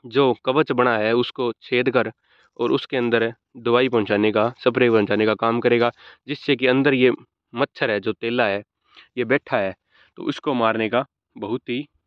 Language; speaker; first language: Hindi; native; Hindi